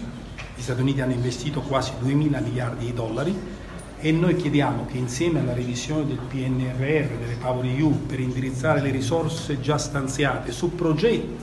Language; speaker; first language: Italian; native; Italian